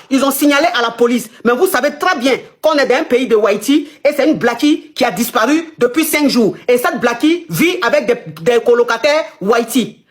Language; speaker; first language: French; non-native, local second language; Lingala